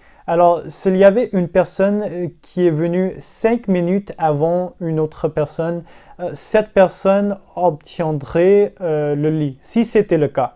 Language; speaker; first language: French; non-native, learner; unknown